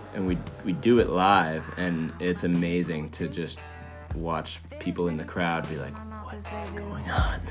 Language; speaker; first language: English; early bilingual, other home language; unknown